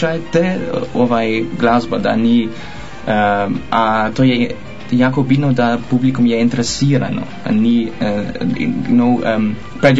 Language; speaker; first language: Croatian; non-native, learner; Dutch